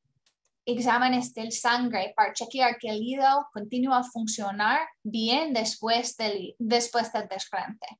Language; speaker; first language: Spanish; non-native, learner; English